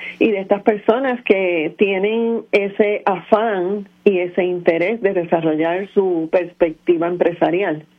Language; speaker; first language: Spanish; native; Spanish